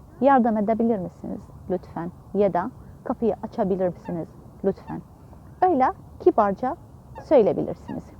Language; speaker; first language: Turkish; non-native, fluent; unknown